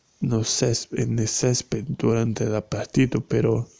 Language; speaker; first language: Spanish; non-native, learner; Portuguese